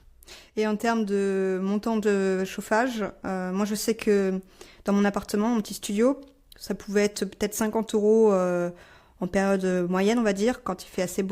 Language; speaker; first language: French; native; French